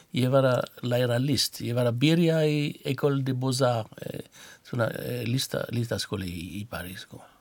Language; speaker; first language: Icelandic; non-native, learner; French